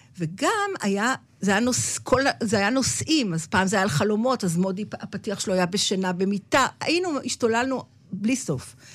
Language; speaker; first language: Hebrew; native; Hebrew